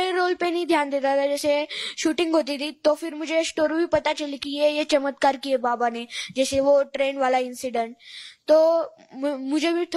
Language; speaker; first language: Hindi; non-native, local second language; Marathi